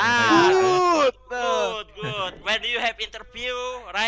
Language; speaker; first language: English; non-native, learner; Indonesian